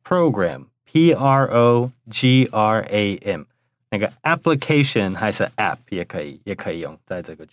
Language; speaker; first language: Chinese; non-native, fluent; English